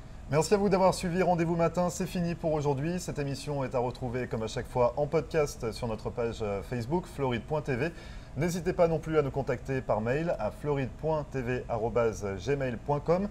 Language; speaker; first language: French; native; French